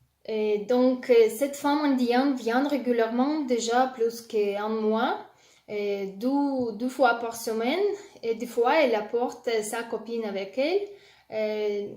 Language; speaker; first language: French; non-native, learner; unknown